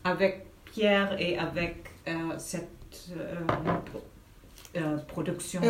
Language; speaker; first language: French; non-native, fluent; German